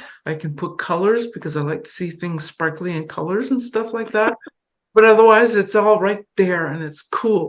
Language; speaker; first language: English; non-native, fluent; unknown